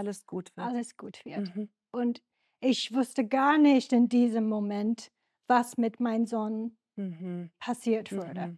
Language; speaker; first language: German; non-native, learner; English